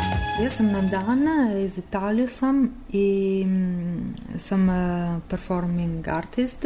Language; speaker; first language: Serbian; non-native, learner; Italian